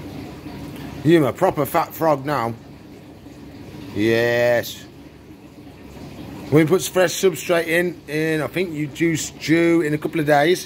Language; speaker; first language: English; native; English